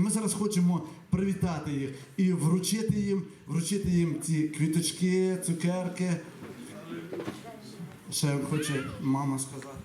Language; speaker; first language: Ukrainian; native; Ukrainian